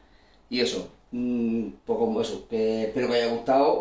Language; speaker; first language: Spanish; native; Spanish